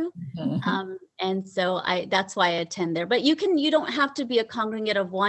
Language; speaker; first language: English; early bilingual, other home language; Punjabi